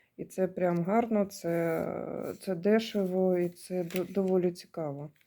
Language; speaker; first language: Ukrainian; non-native, local second language; Russian